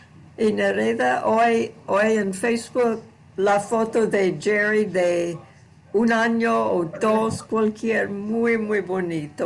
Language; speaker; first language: Spanish; non-native, learner; English